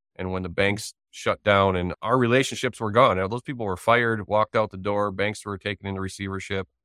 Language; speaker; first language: English; native; English